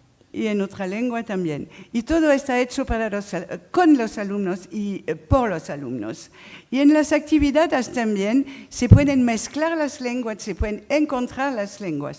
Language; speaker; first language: Spanish; non-native, fluent; French